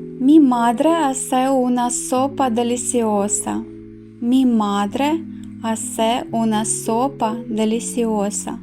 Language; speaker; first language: Spanish; non-native, fluent; Ukrainian